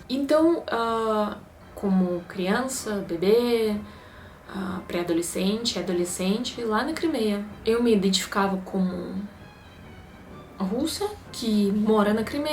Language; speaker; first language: Portuguese; non-native, fluent; Russian